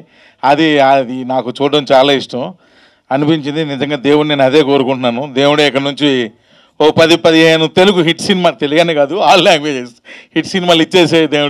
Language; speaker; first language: Telugu; native; Telugu